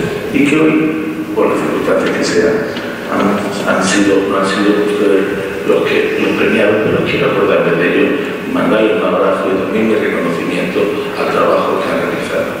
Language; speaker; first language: Spanish; native; Spanish